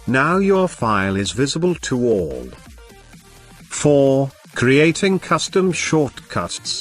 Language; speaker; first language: English; non-native, fluent; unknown